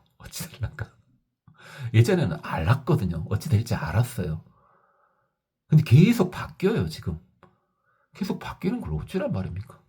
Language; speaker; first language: Korean; native; Korean